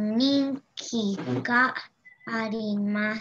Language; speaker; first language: Japanese; non-native, learner; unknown